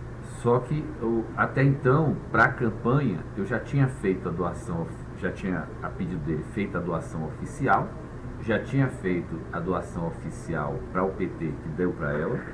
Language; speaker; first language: Portuguese; native; Portuguese